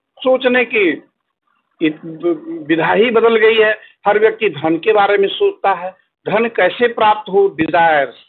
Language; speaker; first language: Hindi; native; Hindi